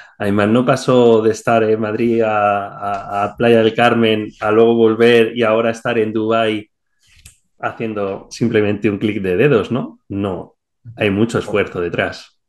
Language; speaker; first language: Spanish; native; Spanish